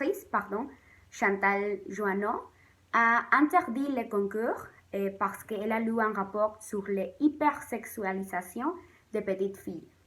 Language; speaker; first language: French; non-native, learner; Spanish